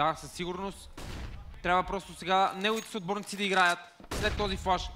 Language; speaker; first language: Bulgarian; native; Bulgarian